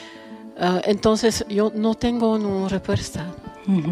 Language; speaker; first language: Spanish; non-native, learner; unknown